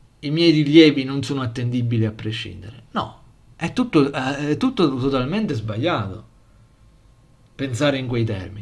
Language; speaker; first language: Italian; native; Italian